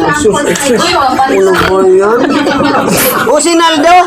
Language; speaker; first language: Filipino; non-native, local second language; Cebuano